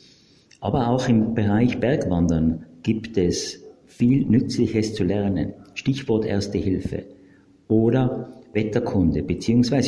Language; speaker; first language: German; native; German